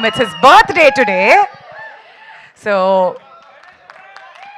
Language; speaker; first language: Telugu; native; Telugu